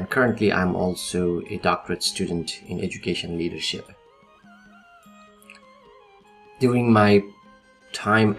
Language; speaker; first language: English; non-native, local second language; Nepali